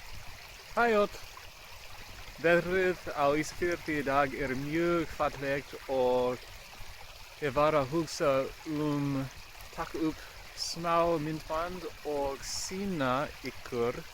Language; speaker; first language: Icelandic; non-native, learner; English